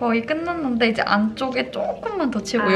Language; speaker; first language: Korean; native; Korean